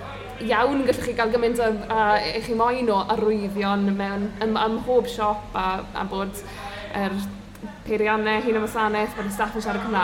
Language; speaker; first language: Welsh; native; Welsh